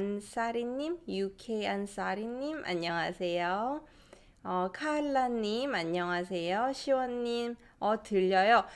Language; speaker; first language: Korean; non-native, fluent; English